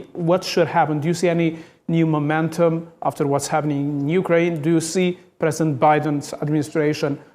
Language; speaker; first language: English; non-native, fluent; Albanian